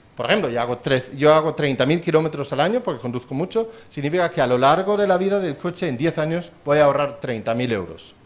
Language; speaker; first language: Spanish; non-native, fluent; Danish